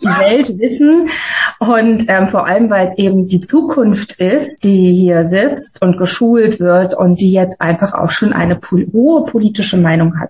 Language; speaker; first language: German; native; German